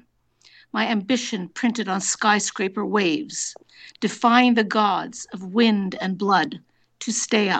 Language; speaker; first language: English; native; English